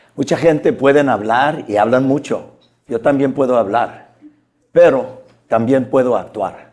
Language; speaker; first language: Spanish; non-native, fluent; English